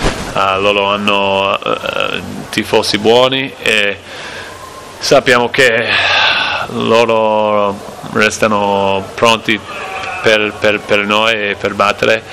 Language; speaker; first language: Italian; non-native, learner; English